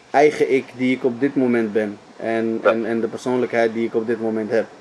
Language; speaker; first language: Dutch; early bilingual, other home language; Arabic